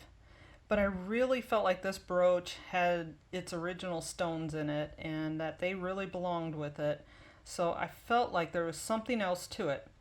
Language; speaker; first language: English; native; English